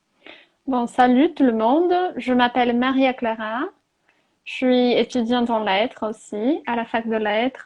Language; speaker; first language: French; non-native, fluent; Portuguese